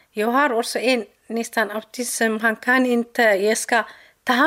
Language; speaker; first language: Swedish; non-native, learner; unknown